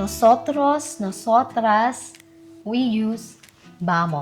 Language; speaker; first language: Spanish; non-native, learner; Filipino